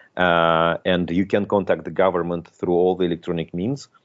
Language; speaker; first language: English; non-native, fluent; Russian